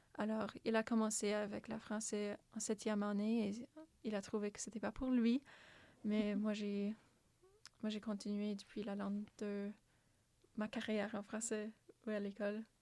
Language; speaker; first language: French; non-native, local second language; English